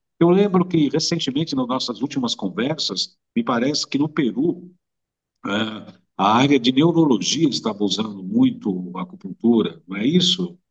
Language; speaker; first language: Portuguese; native; Portuguese